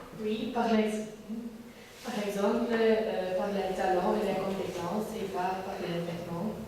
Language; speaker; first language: French; non-native, learner; Dutch